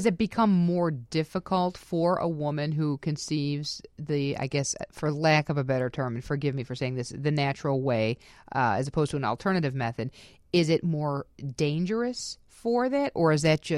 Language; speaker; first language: English; native; English